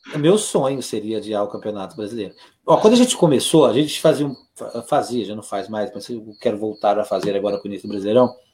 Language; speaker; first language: Portuguese; native; Portuguese